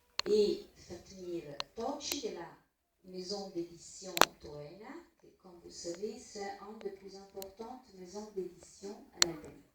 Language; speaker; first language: French; non-native, fluent; Italian